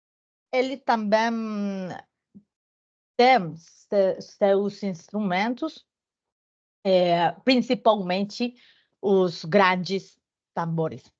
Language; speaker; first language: Portuguese; non-native, learner; Spanish